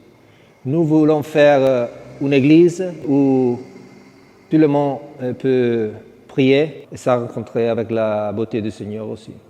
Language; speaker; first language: French; non-native, fluent; Italian